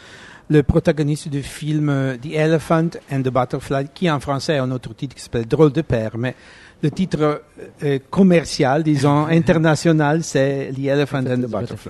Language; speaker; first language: French; non-native, fluent; Italian